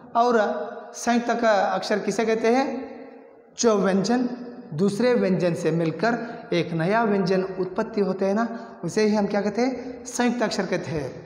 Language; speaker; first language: Hindi; non-native, local second language; Kannada